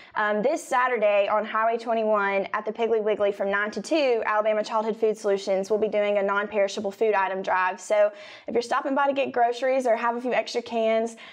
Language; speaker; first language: English; native; English